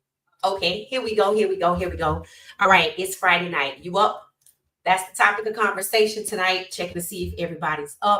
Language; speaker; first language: English; native; English